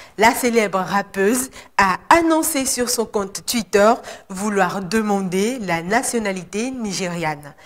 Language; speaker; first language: French; non-native, local second language; Yoruba